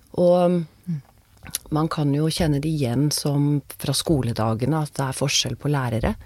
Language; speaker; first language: Norwegian; native; Norwegian